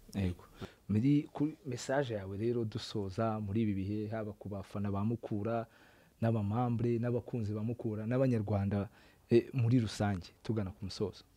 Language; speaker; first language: Kinyarwanda; native; Kinyarwanda